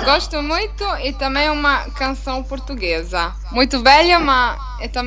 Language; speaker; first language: Portuguese; non-native, learner; Italian